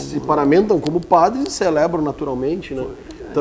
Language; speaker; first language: Portuguese; native; Portuguese